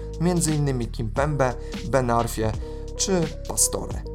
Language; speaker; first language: Polish; native; Polish